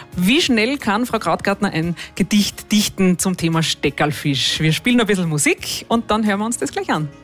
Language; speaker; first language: German; native; German